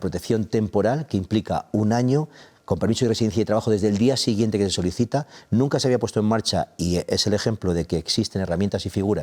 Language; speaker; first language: Spanish; native; Spanish